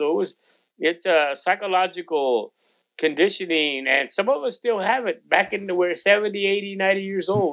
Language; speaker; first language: English; non-native, local second language; Spanish